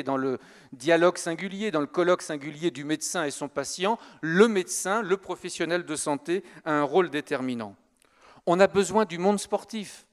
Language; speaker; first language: French; native; French